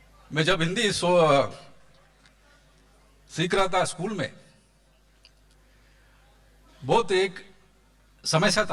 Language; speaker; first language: Hindi; non-native, local second language; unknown